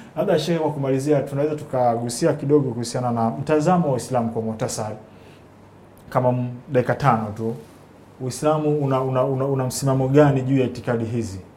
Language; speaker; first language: Swahili; native; Swahili